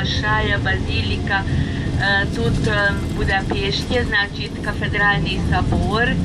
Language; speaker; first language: Russian; non-native, fluent; Hungarian